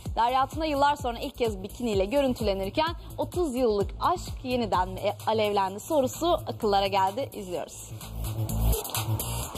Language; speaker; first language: Turkish; non-native, fluent; Portuguese